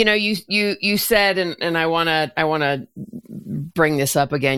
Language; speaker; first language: English; native; English